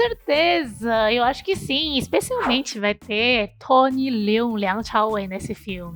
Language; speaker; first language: Portuguese; non-native, fluent; Chinese